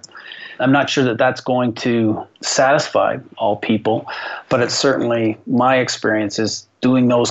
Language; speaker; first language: English; native; English